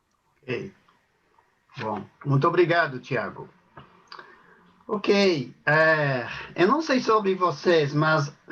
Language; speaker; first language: Portuguese; non-native, fluent; English